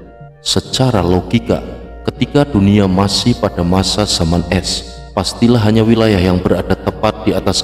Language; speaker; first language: Indonesian; native; Indonesian